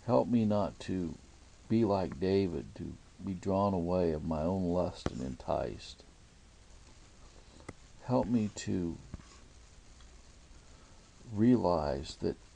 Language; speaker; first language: English; native; English